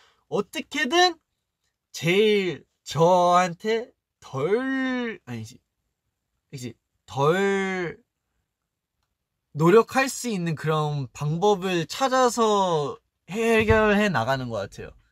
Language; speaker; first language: Korean; early bilingual, heritage; Korean